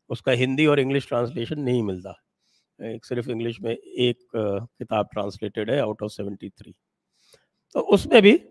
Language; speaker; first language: Hindi; native; Hindi